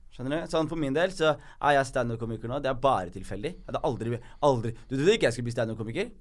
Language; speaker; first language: Norwegian; early bilingual, other home language; Somali